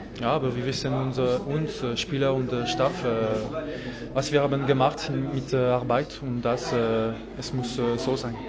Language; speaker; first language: German; non-native, local second language; French